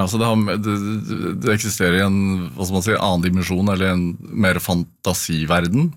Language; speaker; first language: Norwegian; native; Norwegian